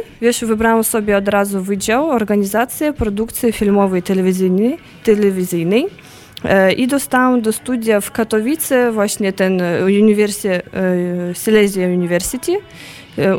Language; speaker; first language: Polish; non-native, fluent; Russian